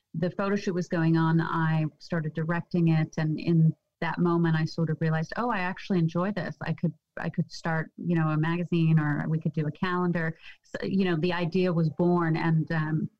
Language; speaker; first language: English; native; English